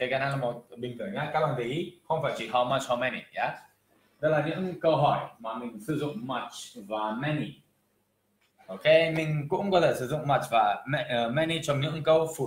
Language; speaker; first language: Vietnamese; non-native, fluent; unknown